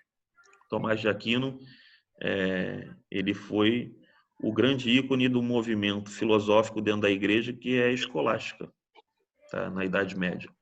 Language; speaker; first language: Portuguese; native; Portuguese